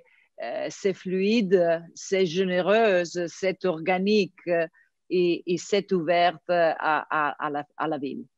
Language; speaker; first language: French; non-native, fluent; Italian